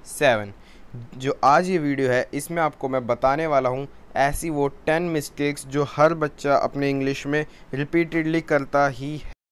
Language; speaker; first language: Hindi; native; Hindi